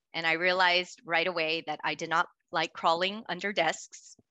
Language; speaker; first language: English; native; English